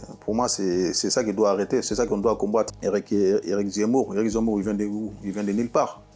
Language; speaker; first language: French; non-native, fluent; Soninke